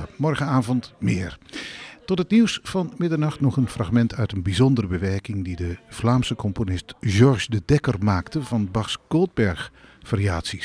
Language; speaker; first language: Dutch; native; Dutch